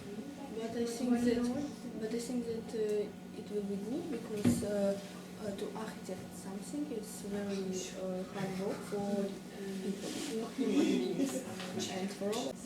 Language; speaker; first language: English; non-native, fluent; Russian